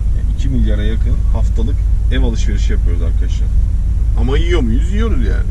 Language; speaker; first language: Turkish; early bilingual, heritage; Turkish